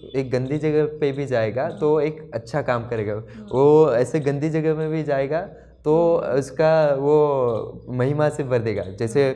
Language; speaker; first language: Hindi; non-native, local second language; Gujarati